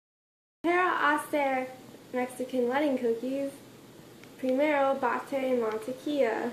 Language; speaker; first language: Spanish; non-native, learner; English